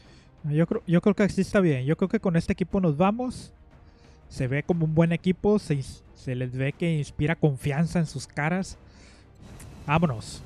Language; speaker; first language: Spanish; native; Spanish